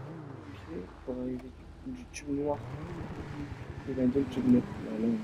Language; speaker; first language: French; native; French